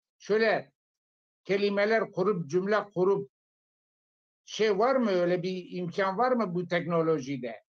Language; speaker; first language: Turkish; non-native, local second language; Zaza